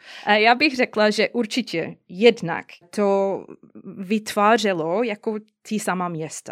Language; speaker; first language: Czech; non-native, fluent; English